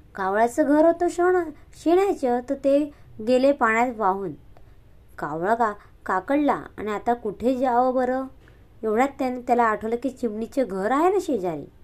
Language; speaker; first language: Marathi; non-native, local second language; Hindi